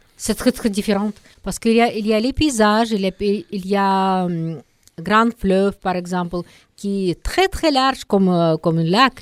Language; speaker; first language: French; non-native, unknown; Russian